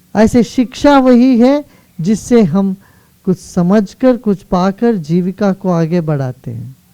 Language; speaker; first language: Hindi; non-native, local second language; Kannada